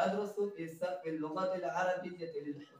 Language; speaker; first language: Arabic; non-native, learner; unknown